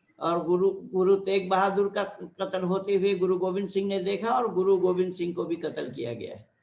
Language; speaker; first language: Hindi; non-native, local second language; Bangla